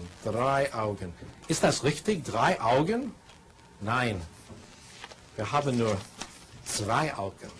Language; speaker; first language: German; non-native, fluent; English